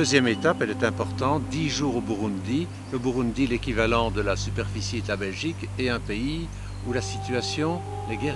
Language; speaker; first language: French; native; French